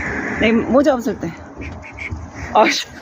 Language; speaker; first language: Korean; non-native, fluent; Filipino